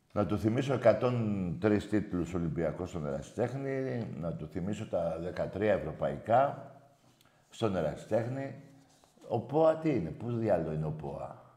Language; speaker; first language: Greek; native; Greek